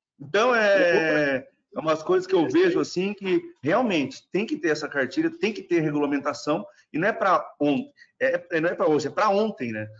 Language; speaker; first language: Portuguese; non-native, fluent; German